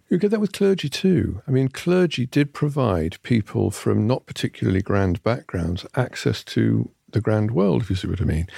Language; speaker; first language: English; native; English